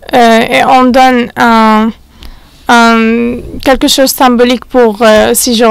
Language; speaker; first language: French; non-native, fluent; Arabic